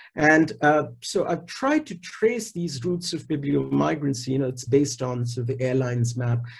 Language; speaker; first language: English; non-native, local second language; Hindi